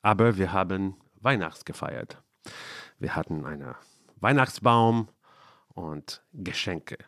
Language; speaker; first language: German; non-native, learner; English